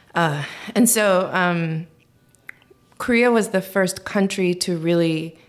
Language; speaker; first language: English; early bilingual, other home language; Korean